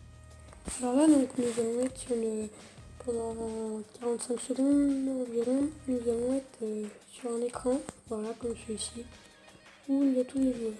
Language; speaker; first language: French; native; French